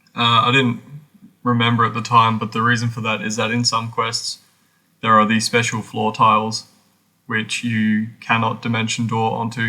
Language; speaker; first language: English; native; English